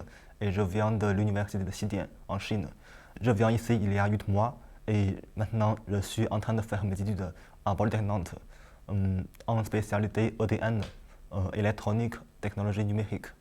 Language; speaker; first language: French; non-native, learner; Chinese